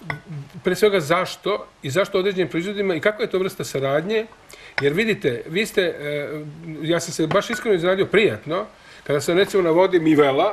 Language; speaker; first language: Croatian; native; Croatian